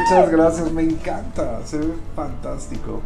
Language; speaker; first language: Spanish; native; Spanish